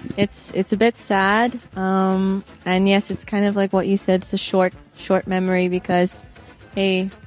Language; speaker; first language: English; native; English